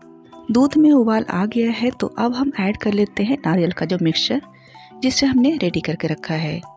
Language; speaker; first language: Hindi; native; Hindi